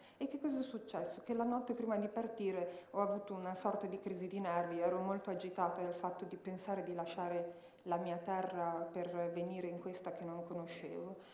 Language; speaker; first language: Italian; early bilingual, heritage; Italian